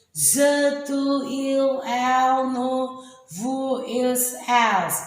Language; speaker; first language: French; non-native, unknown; Indonesian